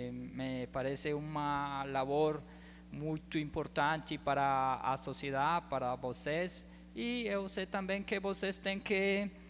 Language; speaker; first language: Portuguese; non-native, learner; Spanish